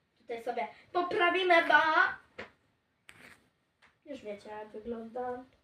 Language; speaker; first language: Polish; native; Polish